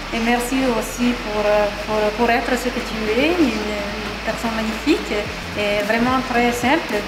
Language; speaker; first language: French; non-native, fluent; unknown